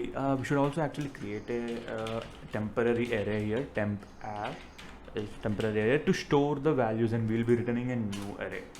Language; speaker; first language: English; non-native, local second language; Telugu